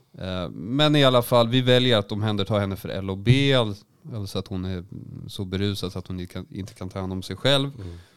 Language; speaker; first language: Swedish; native; Swedish